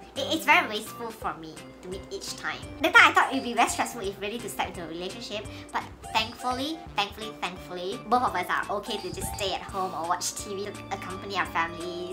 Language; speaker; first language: English; non-native, local second language; Chinese